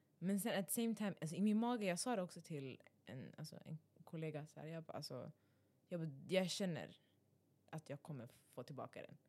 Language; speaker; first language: Swedish; early bilingual, other home language; Arabic